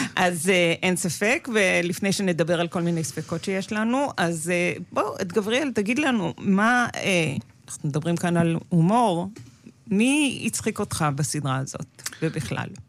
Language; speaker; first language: Hebrew; native; Hebrew